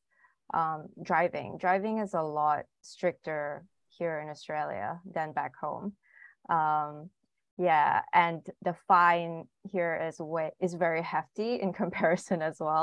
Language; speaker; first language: English; non-native, local second language; Chinese